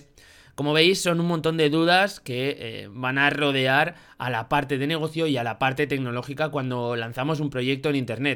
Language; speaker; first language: Spanish; native; Spanish